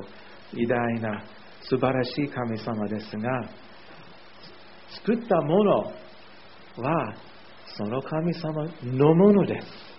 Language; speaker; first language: Japanese; non-native, fluent; English